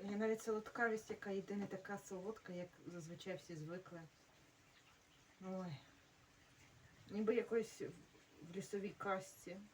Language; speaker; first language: Ukrainian; native; Ukrainian